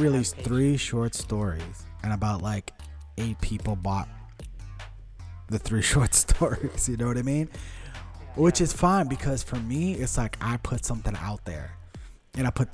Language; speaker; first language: English; early bilingual, other home language; Portuguese